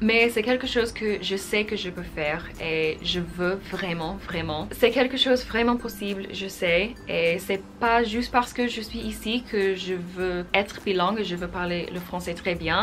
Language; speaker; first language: French; non-native, fluent; English